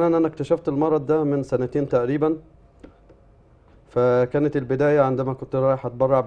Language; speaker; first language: Arabic; native; Arabic